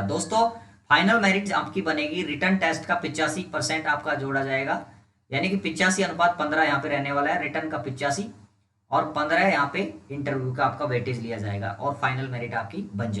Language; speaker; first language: Hindi; native; Hindi